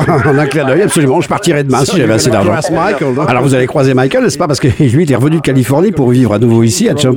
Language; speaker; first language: French; native; French